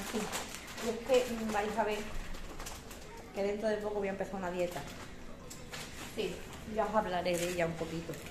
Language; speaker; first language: Spanish; native; Spanish